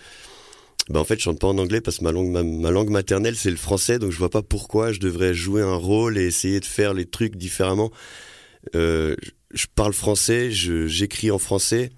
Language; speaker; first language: French; native; French